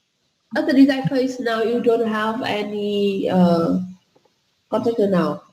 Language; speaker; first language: English; non-native, fluent; Vietnamese